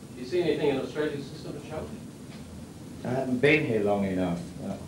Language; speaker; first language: English; native; English